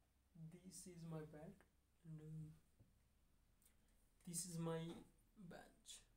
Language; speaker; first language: English; non-native, learner; Hindi